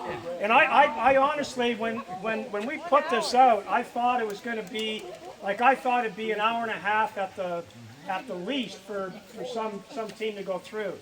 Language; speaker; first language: English; native; English